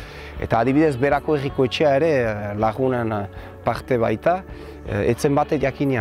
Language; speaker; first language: Basque; native; Basque